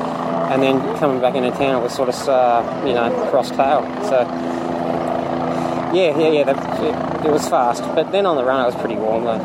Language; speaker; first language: English; native; English